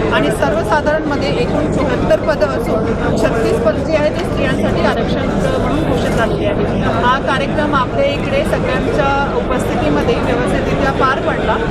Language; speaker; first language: Marathi; native; Marathi